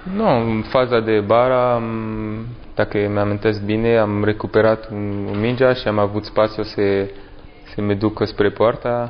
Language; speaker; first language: Romanian; non-native, learner; French